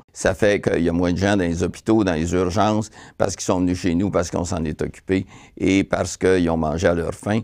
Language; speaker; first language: French; native; French